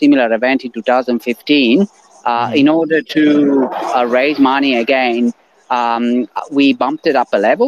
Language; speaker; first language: English; non-native, fluent; Italian